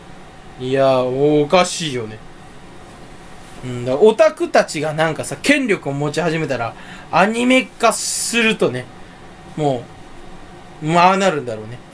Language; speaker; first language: Japanese; native; Japanese